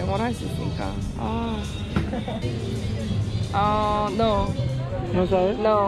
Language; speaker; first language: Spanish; non-native, learner; Korean